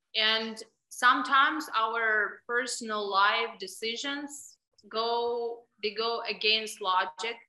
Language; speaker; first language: English; non-native, fluent; Ukrainian